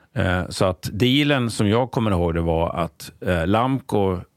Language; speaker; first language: Swedish; native; Swedish